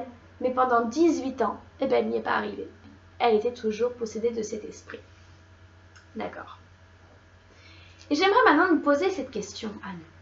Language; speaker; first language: French; native; French